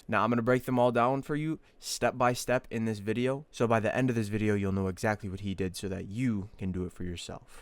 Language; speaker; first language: English; native; English